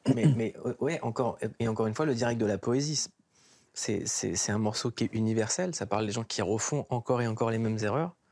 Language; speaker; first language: French; native; French